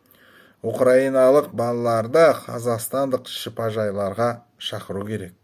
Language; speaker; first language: Kazakh; non-native, local second language; Russian